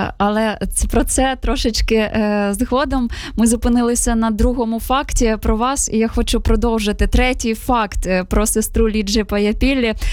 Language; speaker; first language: Ukrainian; native; Ukrainian